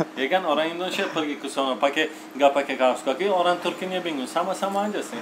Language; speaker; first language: Indonesian; non-native, fluent; Turkish